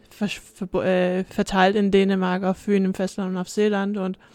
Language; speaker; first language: German; early bilingual, heritage; Danish